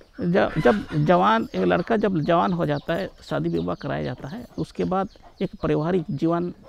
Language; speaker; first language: Hindi; non-native, local second language; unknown